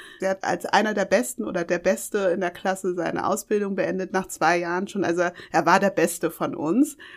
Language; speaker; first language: German; early bilingual, other home language; Yoruba